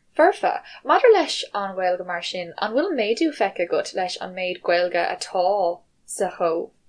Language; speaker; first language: Irish; non-native, local second language; English